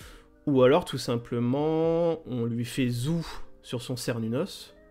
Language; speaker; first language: French; native; French